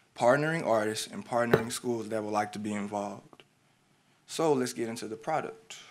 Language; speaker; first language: English; native; English